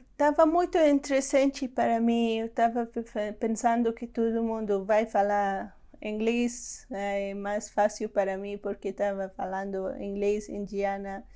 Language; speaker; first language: Portuguese; non-native, learner; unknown